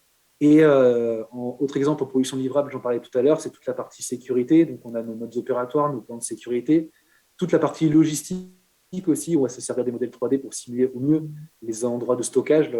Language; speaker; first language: French; native; French